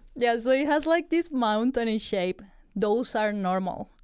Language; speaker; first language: English; non-native, fluent; Spanish